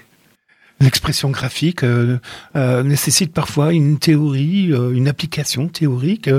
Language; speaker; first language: French; native; French